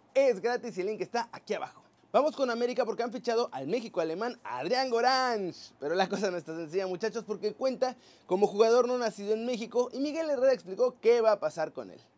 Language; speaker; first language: Spanish; native; Spanish